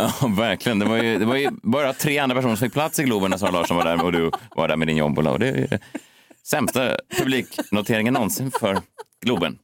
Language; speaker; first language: Swedish; native; Swedish